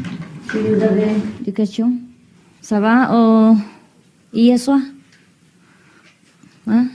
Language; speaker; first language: French; non-native, learner; Vietnamese